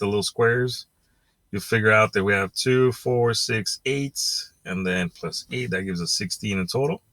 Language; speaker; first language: English; native; English